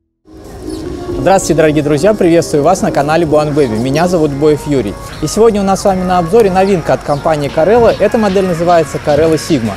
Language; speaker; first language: Russian; native; Russian